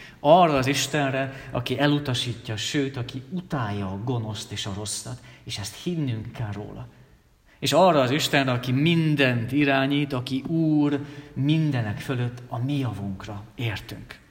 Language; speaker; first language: Hungarian; native; Hungarian